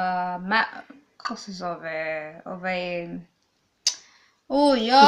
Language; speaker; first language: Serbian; non-native, learner; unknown